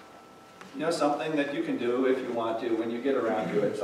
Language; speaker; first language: English; native; English